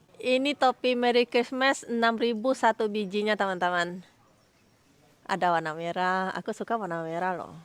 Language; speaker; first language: Indonesian; native; Indonesian